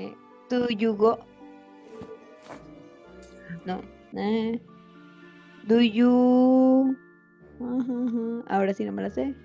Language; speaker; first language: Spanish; native; Spanish